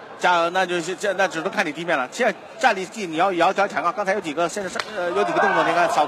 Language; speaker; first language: Chinese; native; Chinese